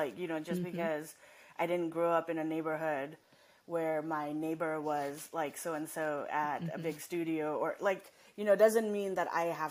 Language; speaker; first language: English; non-native, local second language; Nepali